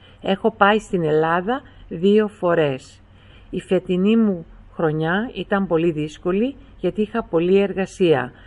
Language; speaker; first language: Greek; early bilingual, heritage; Greek